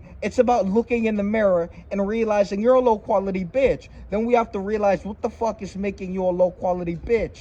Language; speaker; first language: English; native; English